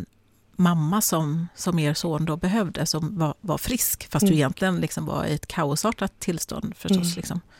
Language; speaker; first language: Swedish; native; Swedish